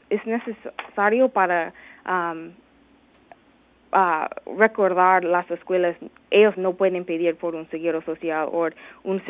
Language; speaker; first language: Spanish; non-native, learner; English